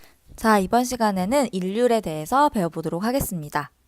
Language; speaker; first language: Korean; native; Korean